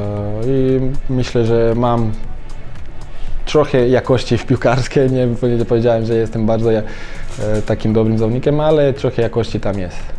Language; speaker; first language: Polish; non-native, fluent; Croatian